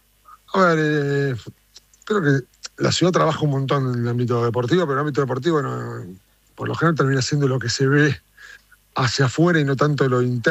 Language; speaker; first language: Spanish; native; Spanish